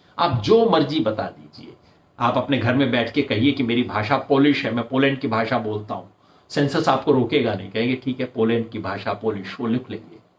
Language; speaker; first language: Hindi; native; Hindi